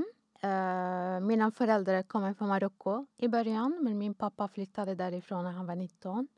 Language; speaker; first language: Swedish; non-native, fluent; Arabic